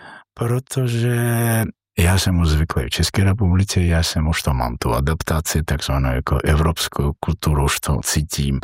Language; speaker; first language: Czech; non-native, learner; Georgian